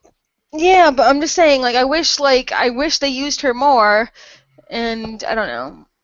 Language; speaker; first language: English; native; English